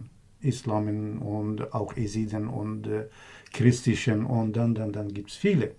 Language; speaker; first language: German; non-native, learner; Kurdish